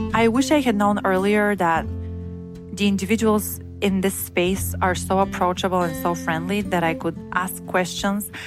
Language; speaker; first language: English; non-native, fluent; Bulgarian